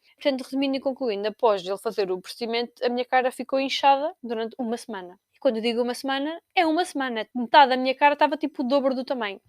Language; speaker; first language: Portuguese; native; Portuguese